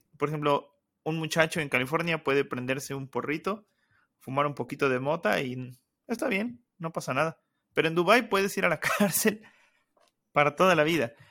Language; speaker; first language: Spanish; native; Spanish